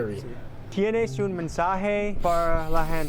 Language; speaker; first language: Spanish; non-native, learner; English